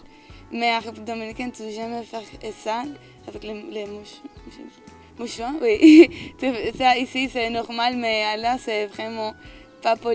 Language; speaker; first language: French; non-native, learner; Spanish